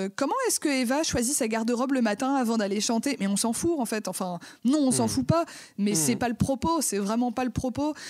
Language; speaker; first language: French; native; French